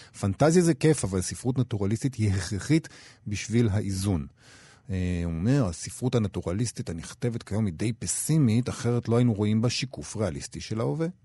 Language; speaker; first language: Hebrew; native; Hebrew